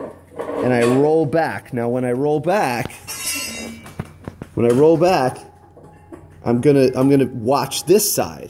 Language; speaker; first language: English; native; English